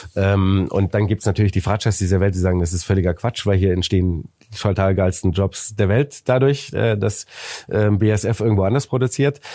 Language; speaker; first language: German; native; German